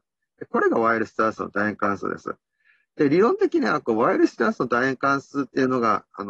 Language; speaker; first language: Japanese; native; Japanese